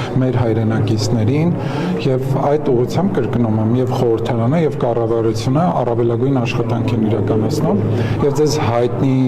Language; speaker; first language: Armenian; native; Armenian